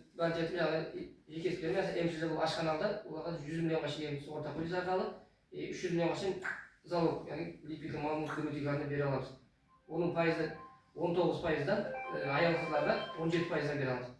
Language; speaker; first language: Uzbek; non-native, local second language; Kara-Kalpak